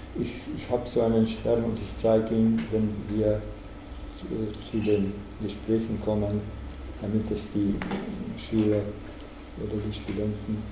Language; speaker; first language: German; non-native, fluent; Czech